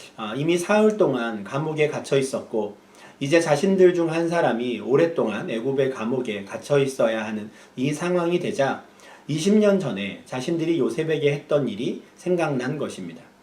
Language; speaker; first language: Korean; native; Korean